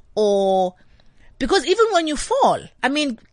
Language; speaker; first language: English; non-native, local second language; Xhosa